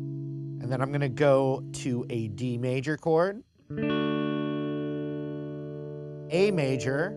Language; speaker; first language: English; native; English